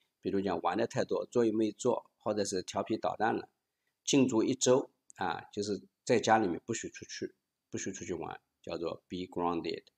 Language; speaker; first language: Chinese; native; Chinese